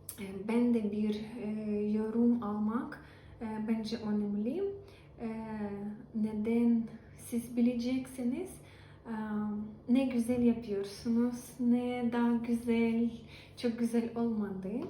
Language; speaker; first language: Turkish; non-native, learner; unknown